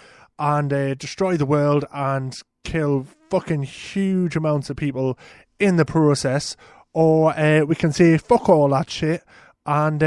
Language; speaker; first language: English; native; English